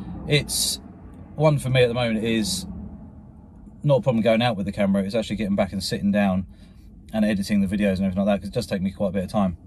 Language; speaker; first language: English; native; English